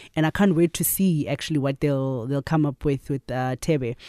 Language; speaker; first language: English; non-native, local second language; Zulu